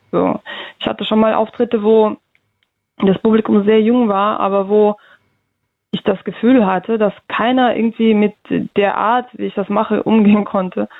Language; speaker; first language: German; early bilingual, other home language; Russian